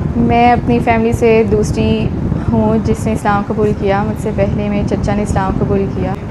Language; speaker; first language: Urdu; native; Urdu